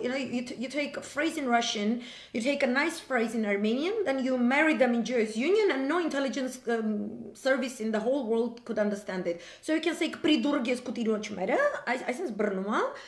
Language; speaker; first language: English; non-native, fluent; Armenian